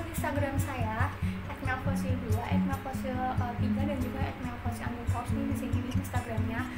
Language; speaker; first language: Indonesian; non-native, local second language; Javanese